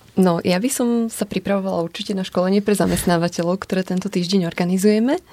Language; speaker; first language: Slovak; native; Slovak